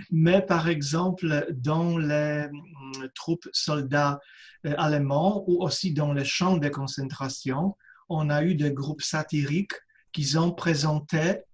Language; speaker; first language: French; non-native, fluent; Polish